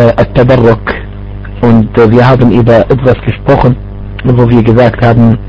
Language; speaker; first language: German; non-native, fluent; Arabic